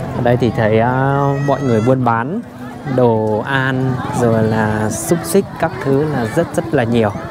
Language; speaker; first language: Vietnamese; non-native, local second language; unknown